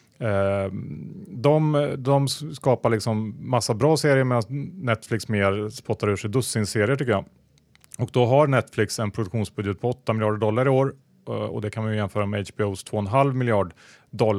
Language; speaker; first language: Swedish; native; Swedish